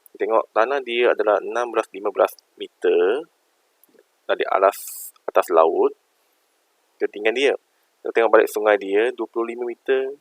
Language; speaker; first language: Malay; non-native, local second language; Chinese